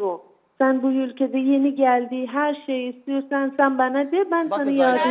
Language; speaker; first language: Turkish; non-native, learner; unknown